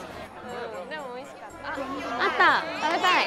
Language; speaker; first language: Japanese; native; Japanese